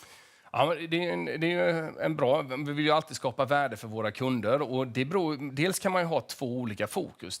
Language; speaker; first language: Swedish; native; Swedish